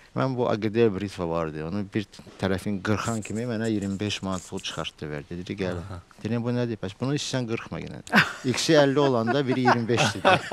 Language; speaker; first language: Azerbaijani; native; Azerbaijani